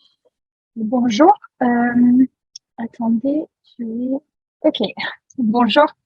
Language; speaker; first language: French; non-native, learner; English